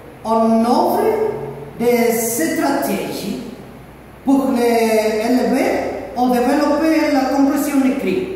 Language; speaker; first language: French; non-native, learner; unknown